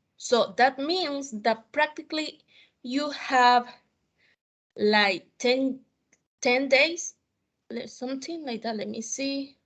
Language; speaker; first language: English; non-native, fluent; Spanish